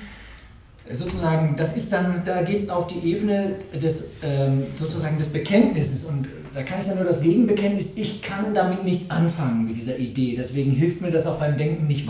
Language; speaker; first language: German; native; German